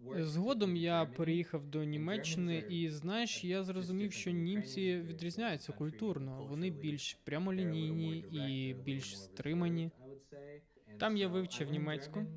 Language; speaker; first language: Ukrainian; non-native, fluent; English